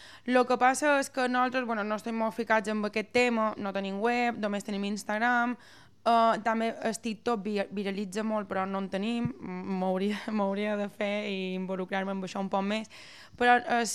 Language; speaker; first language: Catalan; native; Catalan